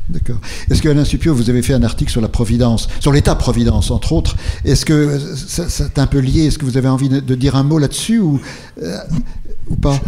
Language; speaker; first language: French; native; French